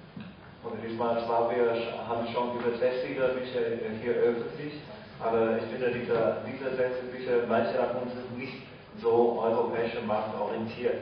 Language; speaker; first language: German; non-native, fluent; Chinese